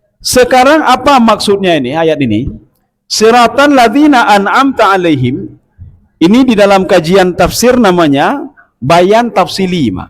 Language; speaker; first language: Malay; non-native, local second language; Achinese